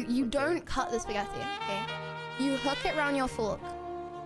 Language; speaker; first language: English; native; English